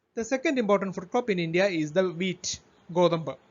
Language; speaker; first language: English; non-native, local second language; Malayalam